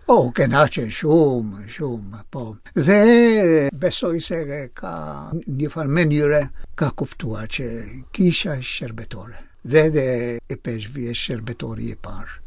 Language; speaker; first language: Albanian; non-native, fluent; Maltese